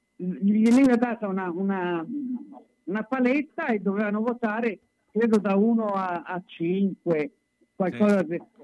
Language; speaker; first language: Italian; native; Italian